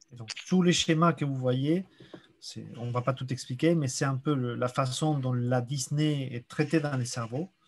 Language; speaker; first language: French; native; French